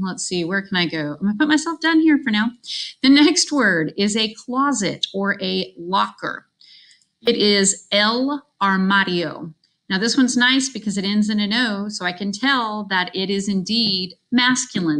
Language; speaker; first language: English; native; English